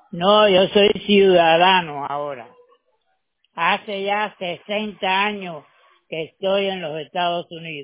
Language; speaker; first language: Spanish; native; Spanish